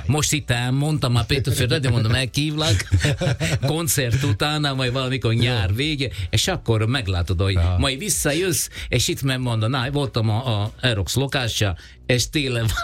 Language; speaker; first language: Hungarian; non-native, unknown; Italian